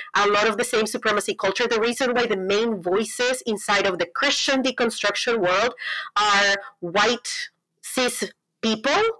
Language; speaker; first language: English; non-native, fluent; Spanish